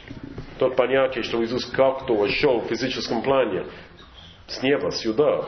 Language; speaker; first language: Russian; non-native, fluent; English